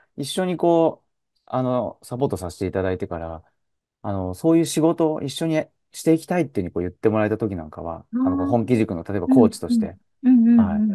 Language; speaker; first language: Japanese; native; Japanese